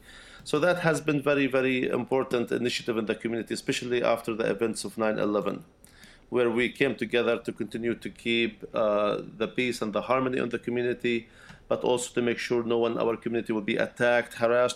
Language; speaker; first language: English; non-native, fluent; Arabic